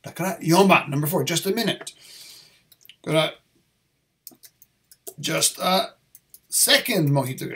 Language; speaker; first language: Japanese; non-native, learner; English